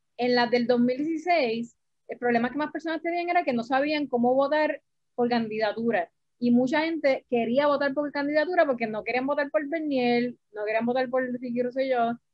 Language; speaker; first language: Spanish; native; Spanish